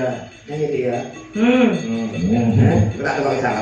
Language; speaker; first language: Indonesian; non-native, local second language; Javanese